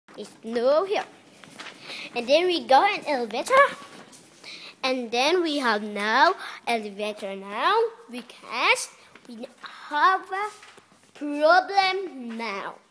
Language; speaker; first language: English; non-native, learner; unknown